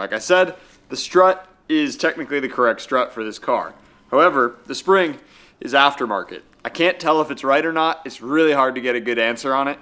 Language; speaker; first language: English; native; English